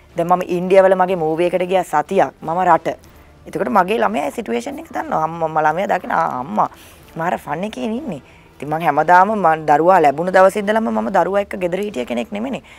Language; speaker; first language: Sinhala; native; Sinhala